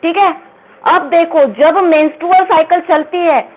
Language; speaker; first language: Hindi; non-native, local second language; Marathi